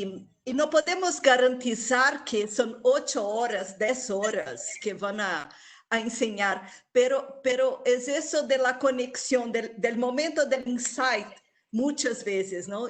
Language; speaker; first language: Spanish; non-native, local second language; Portuguese